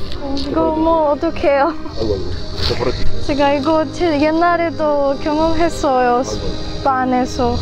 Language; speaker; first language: Korean; non-native, learner; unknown